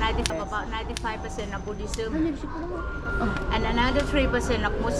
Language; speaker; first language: English; non-native, fluent; Thai